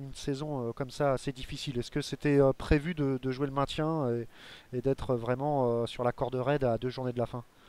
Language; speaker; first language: French; native; French